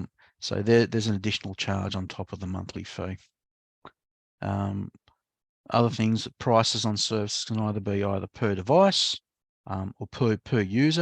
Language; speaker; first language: English; native; English